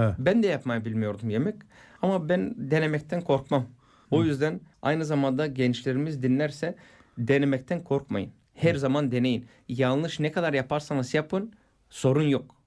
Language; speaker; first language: Turkish; non-native, fluent; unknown